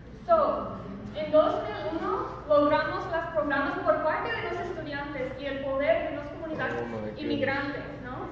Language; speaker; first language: Spanish; early bilingual, other home language; English